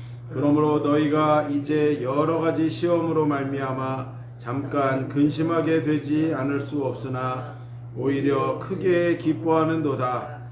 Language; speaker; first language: Korean; native; Korean